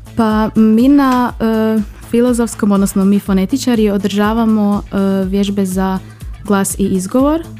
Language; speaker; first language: Croatian; native; Croatian